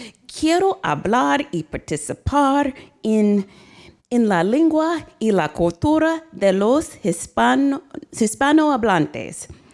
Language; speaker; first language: Spanish; non-native, learner; English